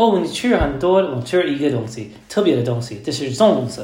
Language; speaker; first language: Chinese; non-native, learner; English